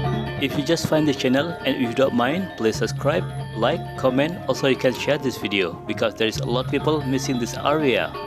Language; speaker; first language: English; non-native, learner; Indonesian